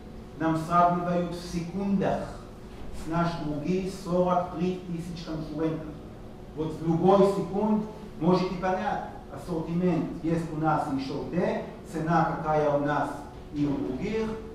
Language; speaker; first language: Russian; non-native, learner; Hebrew